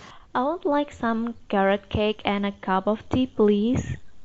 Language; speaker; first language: English; non-native, fluent; Indonesian